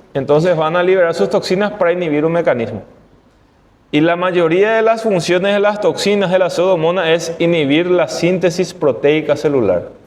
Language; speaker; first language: Spanish; non-native, fluent; Portuguese